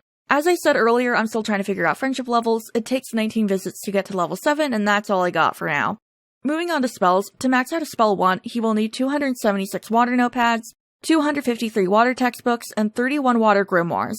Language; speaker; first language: English; native; English